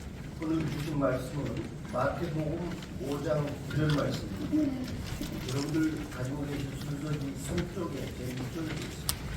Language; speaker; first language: Korean; native; Korean